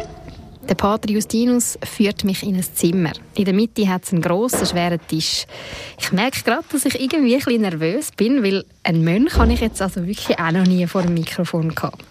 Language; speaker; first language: German; native; German